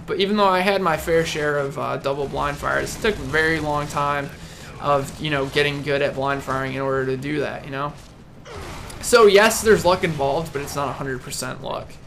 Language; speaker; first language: English; native; English